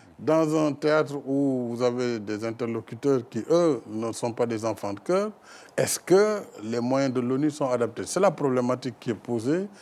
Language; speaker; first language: French; non-native, local second language; Fula